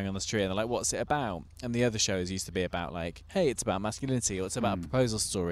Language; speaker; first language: English; native; English